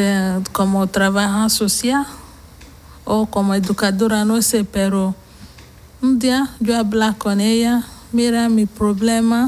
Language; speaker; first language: Spanish; non-native, learner; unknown